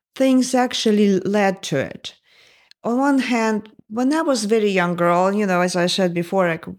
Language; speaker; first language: English; non-native, fluent; Russian